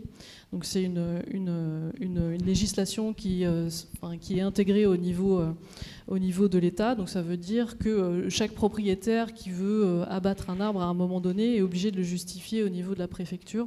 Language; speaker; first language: French; native; French